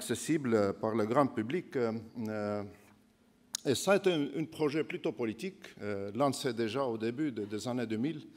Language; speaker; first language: French; non-native, fluent; Estonian